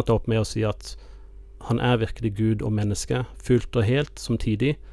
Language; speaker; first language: Norwegian; non-native, fluent; English